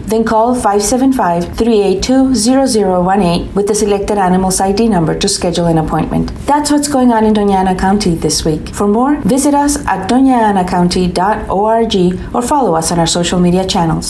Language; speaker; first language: English; native; English